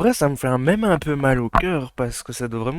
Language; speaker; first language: French; native; French